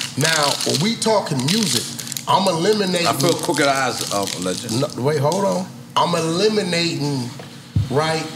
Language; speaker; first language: English; native; English